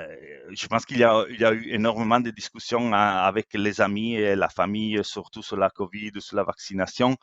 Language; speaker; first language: French; non-native, fluent; Italian